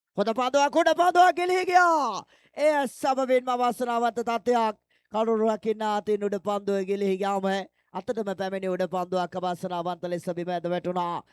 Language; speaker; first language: Sinhala; native; Sinhala